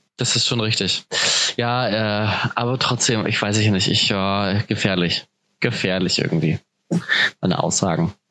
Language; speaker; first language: German; native; German